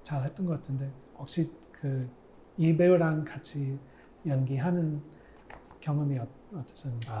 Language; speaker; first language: Korean; non-native, fluent; English